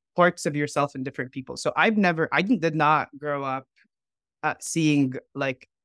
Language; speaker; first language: English; non-native, fluent; Arabic